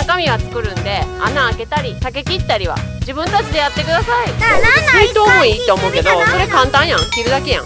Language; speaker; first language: Japanese; native; Japanese